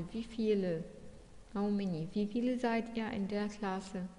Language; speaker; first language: German; non-native, fluent; Arabic